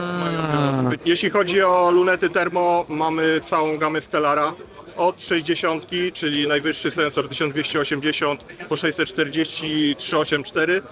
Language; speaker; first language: Polish; native; Polish